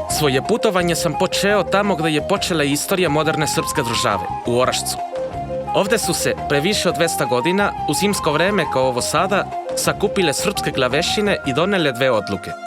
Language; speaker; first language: Croatian; non-native, fluent; Spanish